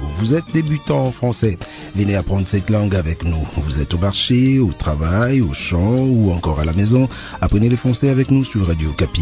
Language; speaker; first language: French; native; French